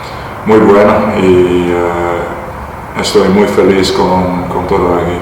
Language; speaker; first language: Spanish; non-native, learner; Dutch